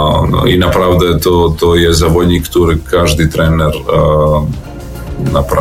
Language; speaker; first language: Polish; non-native, learner; Serbian